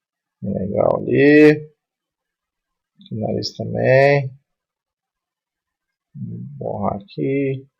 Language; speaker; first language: Portuguese; native; Portuguese